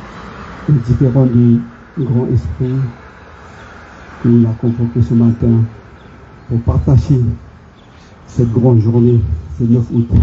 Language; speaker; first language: French; non-native, local second language; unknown